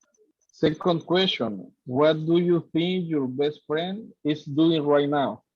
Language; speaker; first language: English; non-native, learner; Spanish